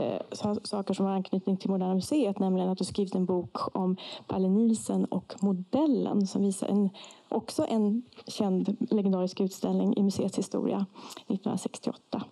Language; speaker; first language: Swedish; native; Swedish